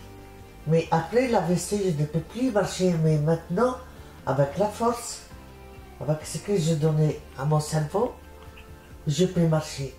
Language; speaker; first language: French; non-native, learner; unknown